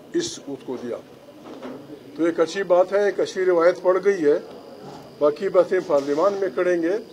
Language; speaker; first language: Urdu; non-native, local second language; Pashto